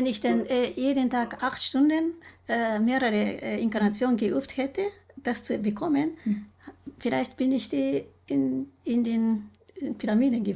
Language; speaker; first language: German; non-native, learner; Japanese